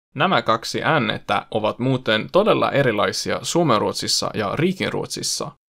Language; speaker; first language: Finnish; non-native, fluent; Swedish